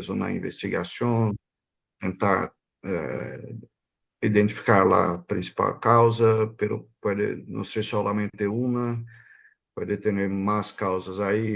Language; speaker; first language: Spanish; non-native, fluent; Portuguese